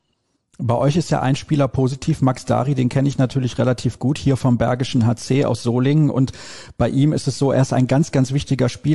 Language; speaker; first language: German; native; German